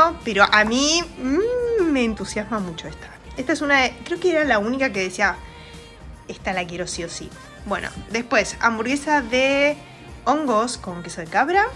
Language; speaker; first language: Spanish; native; Spanish